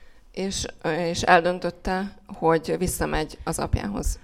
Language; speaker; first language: Hungarian; native; Hungarian